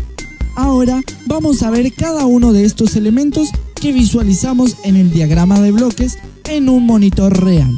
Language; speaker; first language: Spanish; native; Spanish